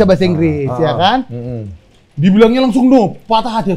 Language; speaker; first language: Indonesian; native; Indonesian